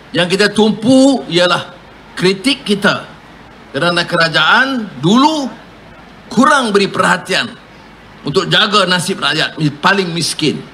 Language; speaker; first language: Malay; native; Malay